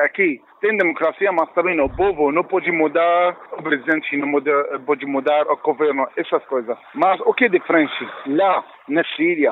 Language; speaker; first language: Portuguese; non-native, learner; Arabic